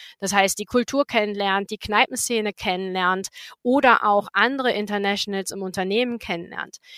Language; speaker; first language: German; native; German